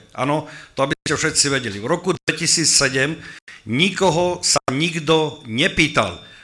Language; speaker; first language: Slovak; native; Slovak